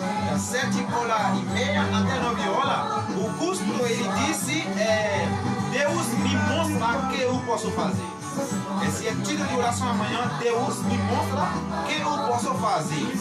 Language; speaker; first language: Portuguese; non-native, learner; Haitian Creole